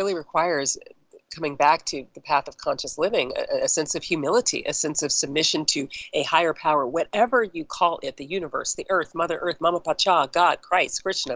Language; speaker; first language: English; native; English